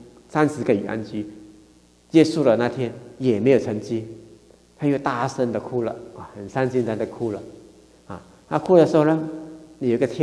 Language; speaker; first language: Chinese; native; Chinese